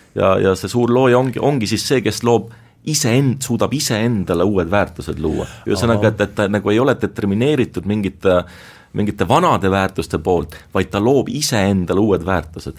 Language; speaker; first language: Estonian; native; Estonian